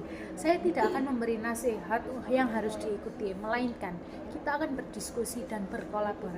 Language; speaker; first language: Indonesian; native; Indonesian